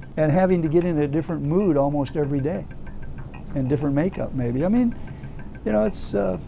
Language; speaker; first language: English; native; English